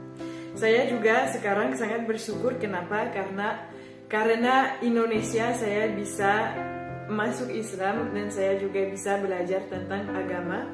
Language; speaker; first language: Indonesian; non-native, fluent; French